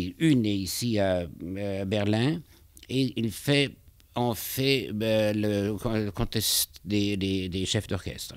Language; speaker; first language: French; non-native, fluent; German